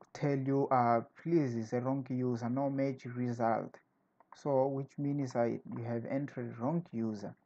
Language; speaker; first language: English; non-native, fluent; Portuguese